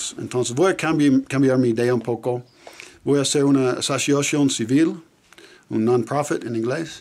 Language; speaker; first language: Spanish; non-native, fluent; English